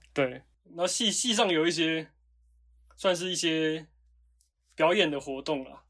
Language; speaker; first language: Chinese; native; Chinese